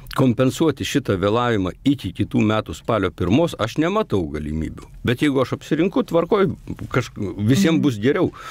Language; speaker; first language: Lithuanian; native; Lithuanian